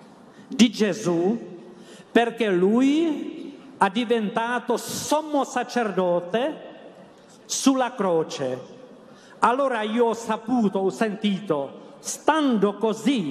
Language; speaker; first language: Italian; non-native, fluent; Czech